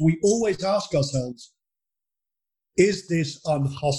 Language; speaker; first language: English; native; English